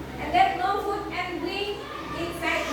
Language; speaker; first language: English; non-native, learner; Indonesian